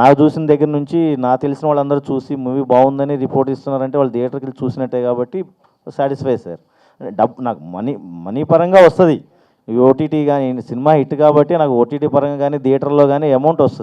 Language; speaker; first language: Telugu; native; Telugu